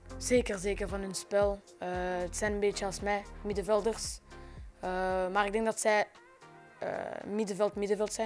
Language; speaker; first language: Dutch; non-native, local second language; French